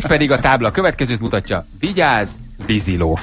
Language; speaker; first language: Hungarian; native; Hungarian